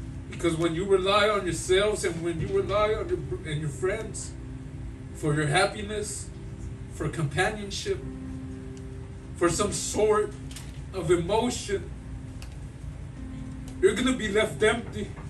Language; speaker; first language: English; early bilingual, other home language; Spanish